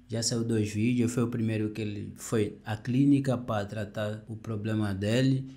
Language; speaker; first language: Portuguese; native; Portuguese